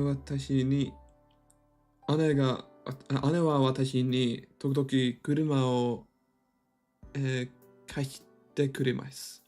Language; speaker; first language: Japanese; non-native, learner; English